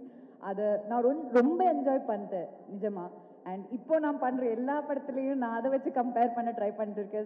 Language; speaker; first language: Tamil; non-native, local second language; Malayalam